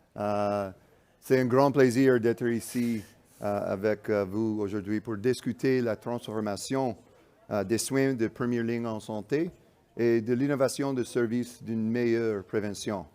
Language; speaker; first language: French; non-native, learner; English